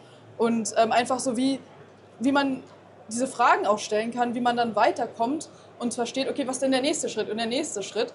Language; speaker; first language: German; native; German